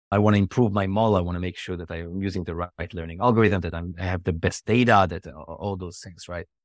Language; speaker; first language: English; non-native, fluent; Hebrew